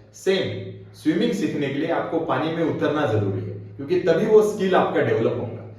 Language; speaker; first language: Hindi; non-native, local second language; Marathi